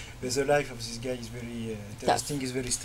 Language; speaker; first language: English; non-native, learner; French